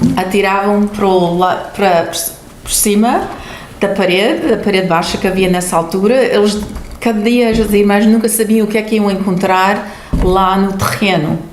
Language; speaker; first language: Portuguese; early bilingual, heritage; Portuguese